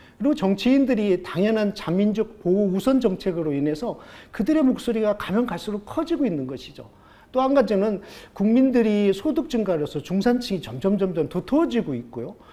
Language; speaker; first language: Korean; native; Korean